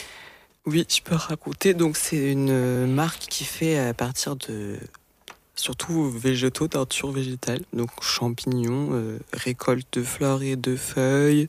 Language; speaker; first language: French; native; French